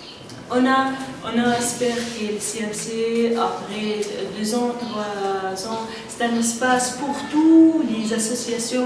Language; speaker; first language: French; non-native, local second language; Arabic